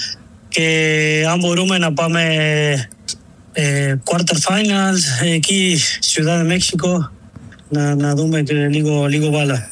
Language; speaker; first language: Greek; non-native, learner; Spanish